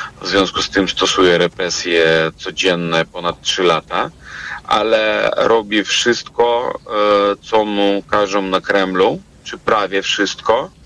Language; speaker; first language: Polish; non-native, fluent; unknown